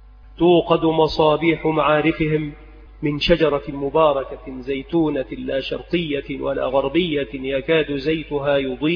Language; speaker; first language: Arabic; native; Arabic